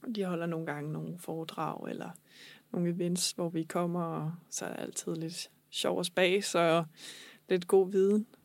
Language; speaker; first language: Danish; native; Danish